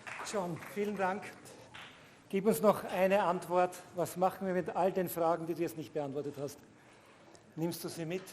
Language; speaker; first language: German; native; German